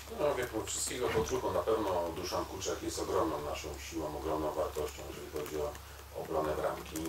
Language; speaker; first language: Polish; native; Polish